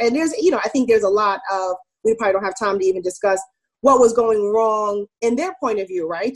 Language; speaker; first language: English; native; English